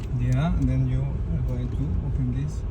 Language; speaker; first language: English; non-native, fluent; Spanish